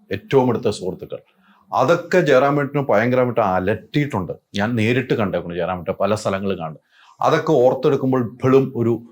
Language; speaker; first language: Malayalam; native; Malayalam